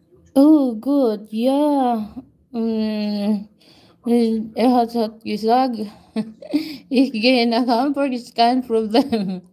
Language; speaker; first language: German; non-native, learner; Filipino